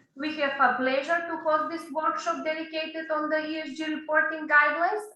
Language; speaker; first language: English; non-native, fluent; Macedonian